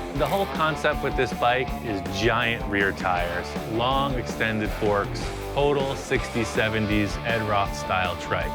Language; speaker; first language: English; native; English